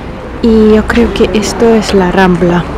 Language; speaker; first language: Spanish; non-native, fluent; Russian